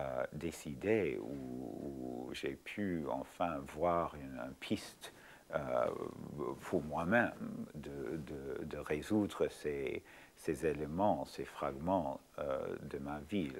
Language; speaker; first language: French; non-native, fluent; English